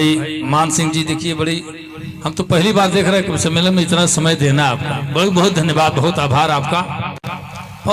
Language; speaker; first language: Hindi; native; Hindi